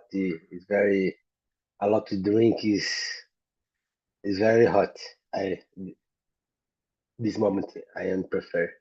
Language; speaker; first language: English; non-native, learner; Portuguese